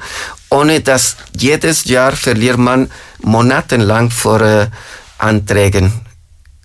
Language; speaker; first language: German; non-native, fluent; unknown